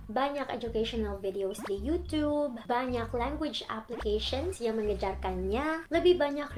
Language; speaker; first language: Indonesian; non-native, learner; Filipino